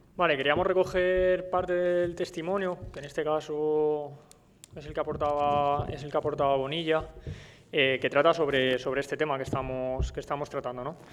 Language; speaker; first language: Spanish; native; Spanish